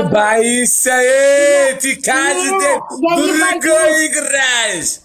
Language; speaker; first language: Russian; non-native, learner; Uzbek